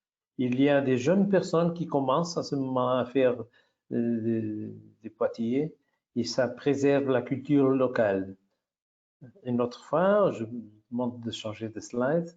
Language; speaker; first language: French; non-native, fluent; Portuguese